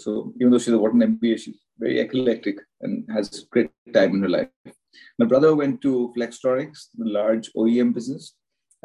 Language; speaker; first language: English; non-native, local second language; Hindi